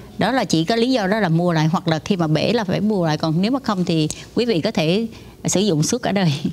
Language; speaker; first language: Vietnamese; non-native, local second language; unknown